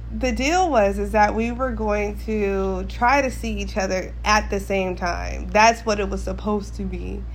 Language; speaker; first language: English; native; English